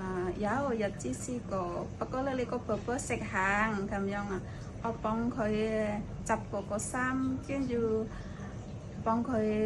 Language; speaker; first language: Chinese; non-native, fluent; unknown